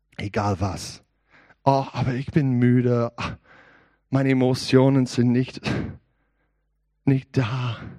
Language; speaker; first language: German; non-native, learner; English